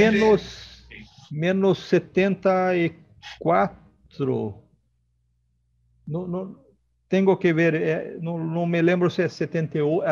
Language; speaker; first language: Spanish; non-native, learner; Portuguese